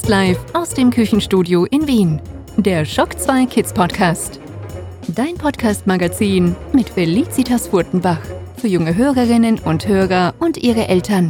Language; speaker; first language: German; native; German